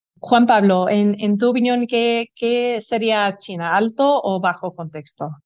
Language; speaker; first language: Spanish; early bilingual, heritage; Spanish